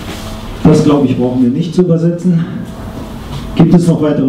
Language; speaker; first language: German; native; German